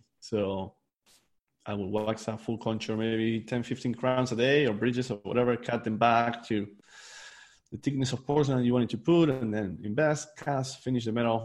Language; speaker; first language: English; non-native, fluent; Spanish